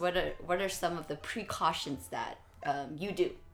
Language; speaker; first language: English; early bilingual, other home language; Chinese